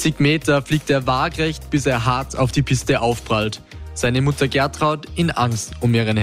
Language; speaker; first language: German; native; German